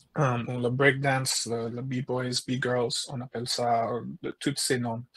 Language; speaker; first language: French; non-native, fluent; English